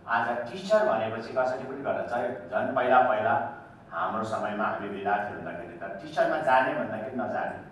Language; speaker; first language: Nepali; native; Nepali